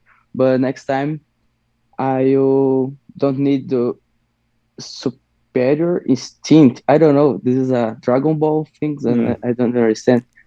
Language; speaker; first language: English; non-native, learner; Portuguese